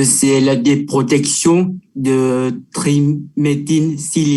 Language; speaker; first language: French; non-native, learner; Vietnamese